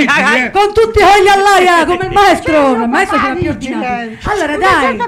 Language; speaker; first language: Italian; native; Italian